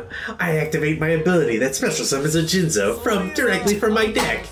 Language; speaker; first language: English; native; English